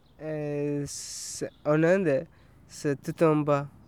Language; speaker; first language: French; non-native, learner; Tamil